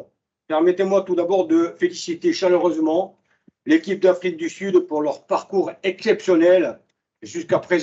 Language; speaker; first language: French; native; French